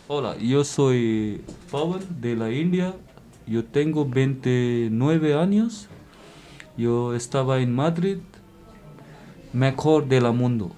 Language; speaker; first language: Spanish; non-native, learner; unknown